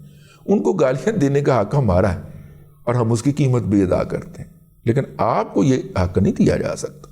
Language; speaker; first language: Urdu; native; Urdu